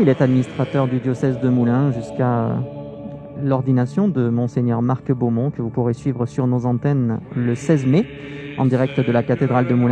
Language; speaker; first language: French; native; French